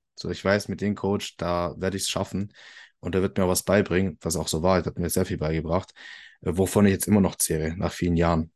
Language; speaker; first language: German; early bilingual, other home language; Italian